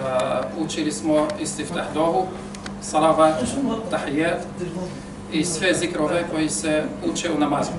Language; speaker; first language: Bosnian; non-native, fluent; Arabic